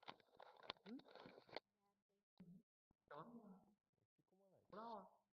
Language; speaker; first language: Chinese; non-native, fluent; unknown